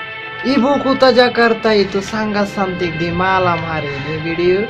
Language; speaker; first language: Indonesian; non-native, learner; Bangla